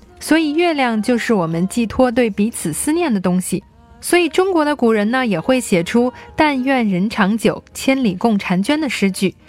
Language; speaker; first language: Chinese; native; Chinese